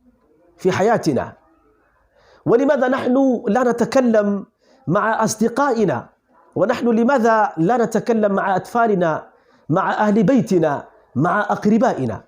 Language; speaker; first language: Arabic; non-native, fluent; Urdu